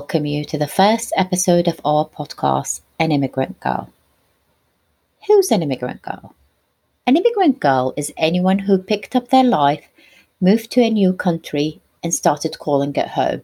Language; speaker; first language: English; non-native, fluent; Arabic